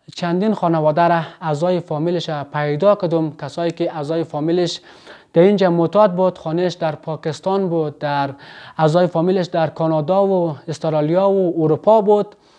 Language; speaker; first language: Persian; native; Persian